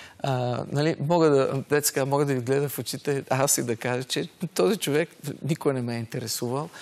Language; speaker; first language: Bulgarian; native; Bulgarian